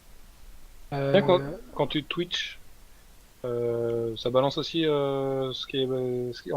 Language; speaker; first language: French; native; French